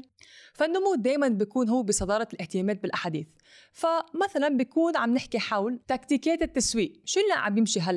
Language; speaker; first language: Arabic; native; Arabic